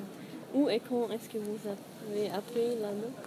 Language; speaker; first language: French; non-native, learner; German